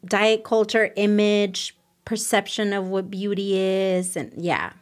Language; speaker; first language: English; early bilingual, other home language; Spanish